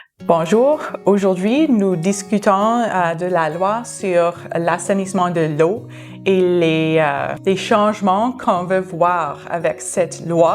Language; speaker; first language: French; non-native, local second language; English